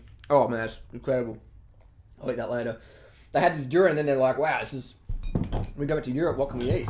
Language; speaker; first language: English; native; English